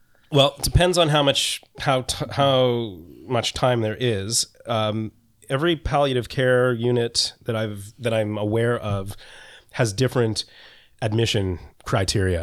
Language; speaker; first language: English; native; English